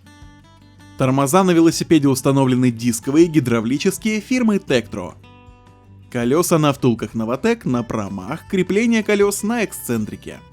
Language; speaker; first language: Russian; native; Russian